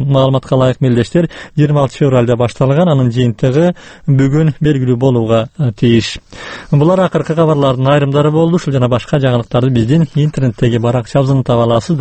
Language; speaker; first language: Kyrgyz; native; Kyrgyz